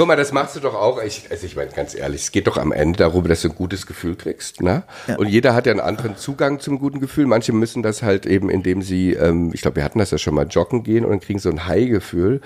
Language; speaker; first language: German; native; German